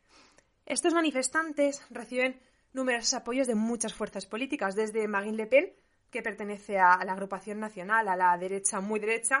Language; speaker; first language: Spanish; native; Spanish